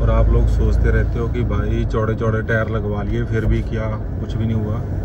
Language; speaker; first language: Hindi; non-native, local second language; Punjabi